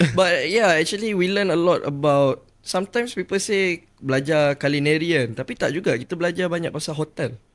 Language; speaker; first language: Malay; native; Malay